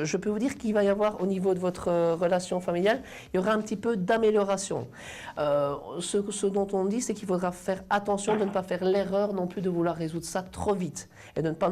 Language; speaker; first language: French; native; French